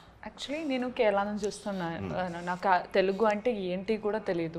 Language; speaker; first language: Telugu; non-native, learner; Malayalam